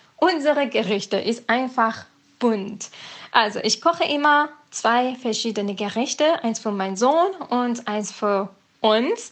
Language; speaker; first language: German; non-native, learner; Persian